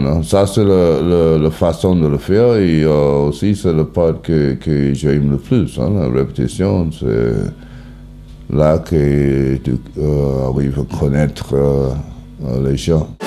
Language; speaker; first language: French; non-native, learner; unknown